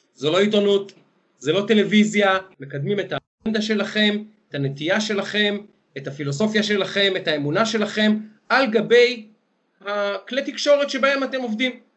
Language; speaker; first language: Hebrew; native; Hebrew